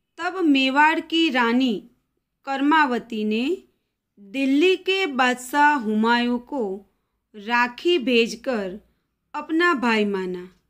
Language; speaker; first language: Hindi; non-native, local second language; Gujarati